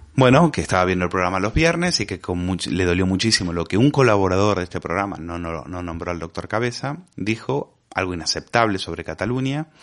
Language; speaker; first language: Spanish; native; Spanish